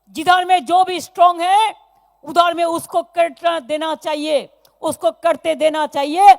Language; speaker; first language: Hindi; non-native, local second language; Bangla